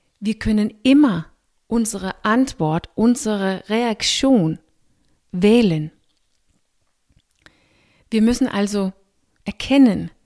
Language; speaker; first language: German; non-native, fluent; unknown